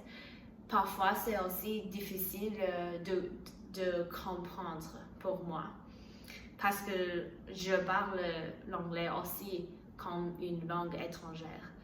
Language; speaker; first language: French; non-native, learner; Chinese